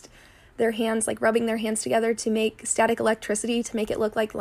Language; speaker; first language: English; native; English